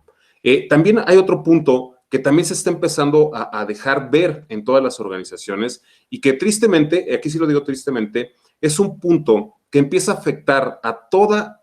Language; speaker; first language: Spanish; native; Spanish